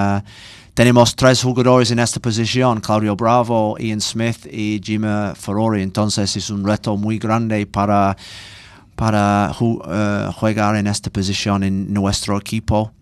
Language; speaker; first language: Spanish; non-native, learner; English